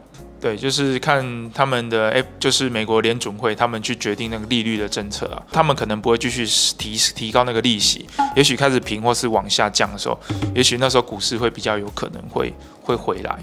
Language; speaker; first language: Chinese; native; Chinese